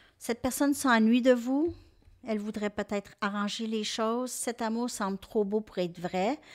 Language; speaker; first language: French; native; French